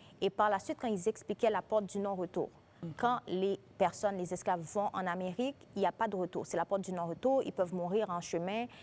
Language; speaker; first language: French; non-native, local second language; Haitian Creole